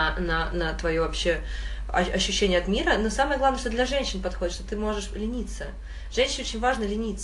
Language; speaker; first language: Russian; native; Russian